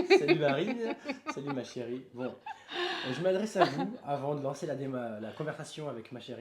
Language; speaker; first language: French; native; French